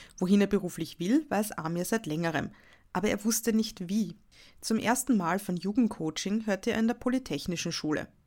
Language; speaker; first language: German; native; German